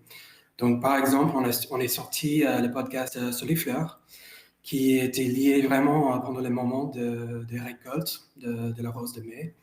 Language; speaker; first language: French; non-native, fluent; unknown